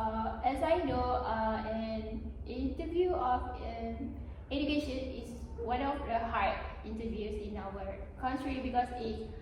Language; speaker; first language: English; non-native, learner; Malay